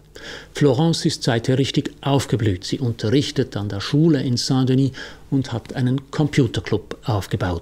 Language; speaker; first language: German; native; German